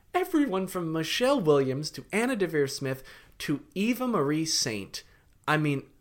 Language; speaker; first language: English; native; English